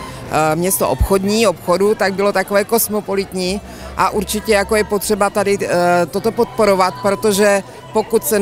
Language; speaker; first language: Czech; native; Czech